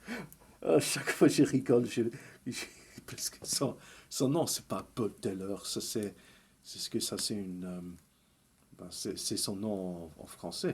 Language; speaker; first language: French; early bilingual, heritage; English